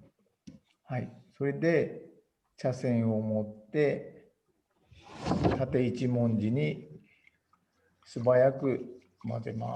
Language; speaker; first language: Japanese; native; Japanese